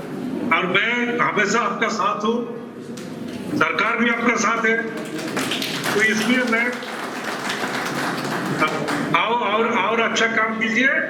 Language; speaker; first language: Hindi; non-native, local second language; Nepali